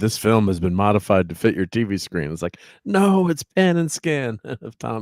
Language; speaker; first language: English; native; English